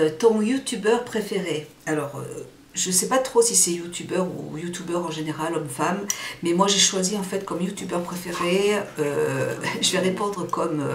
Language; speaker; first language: French; early bilingual, other home language; Portuguese